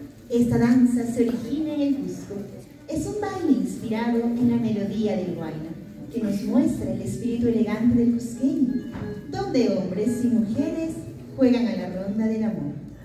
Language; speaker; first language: Spanish; native; Spanish